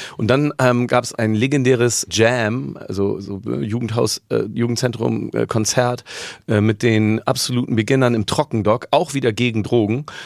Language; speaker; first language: German; native; German